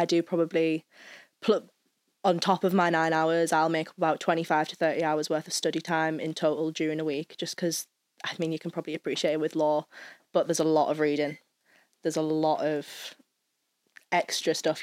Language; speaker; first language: English; native; English